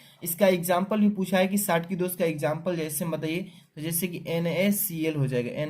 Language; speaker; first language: Hindi; native; Hindi